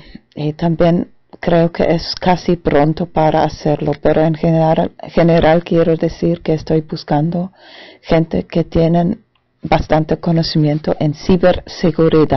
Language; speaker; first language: Spanish; non-native, fluent; German